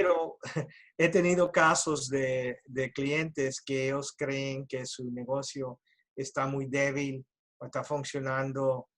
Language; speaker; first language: Spanish; early bilingual, heritage; Spanish